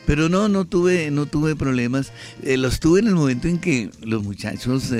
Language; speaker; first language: Spanish; native; Spanish